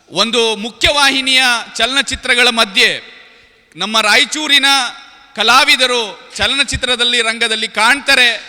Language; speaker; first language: Kannada; non-native, local second language; Urdu